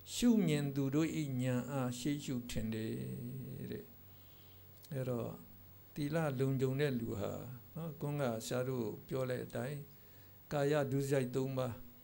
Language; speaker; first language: Burmese; native; Burmese